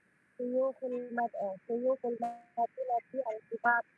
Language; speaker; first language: Arabic; non-native, learner; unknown